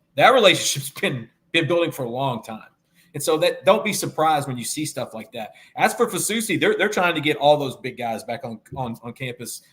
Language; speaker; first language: English; native; English